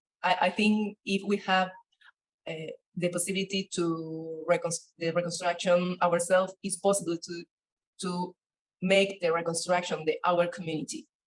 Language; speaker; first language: English; non-native, learner; Spanish